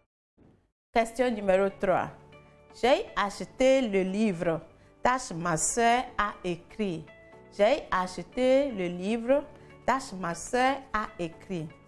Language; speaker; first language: French; non-native, fluent; English